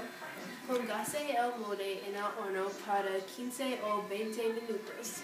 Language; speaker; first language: Spanish; non-native, learner; English